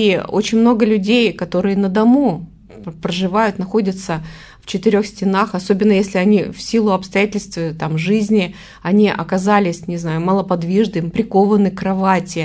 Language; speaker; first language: Russian; native; Russian